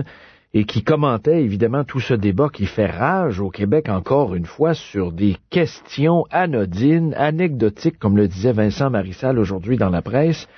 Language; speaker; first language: French; native; French